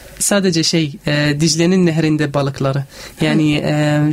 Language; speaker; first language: Turkish; non-native, learner; Arabic